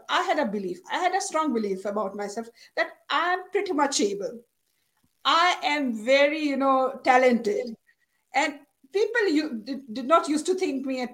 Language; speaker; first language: English; non-native, local second language; Urdu